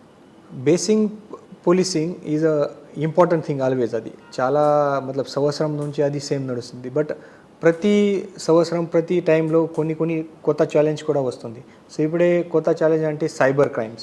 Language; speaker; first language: Telugu; non-native, learner; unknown